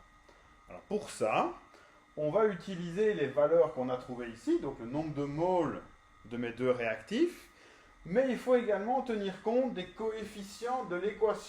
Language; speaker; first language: French; native; French